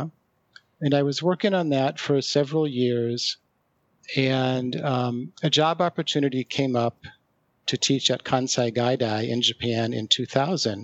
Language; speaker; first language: English; native; English